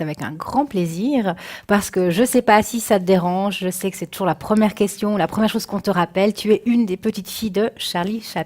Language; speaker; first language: French; native; French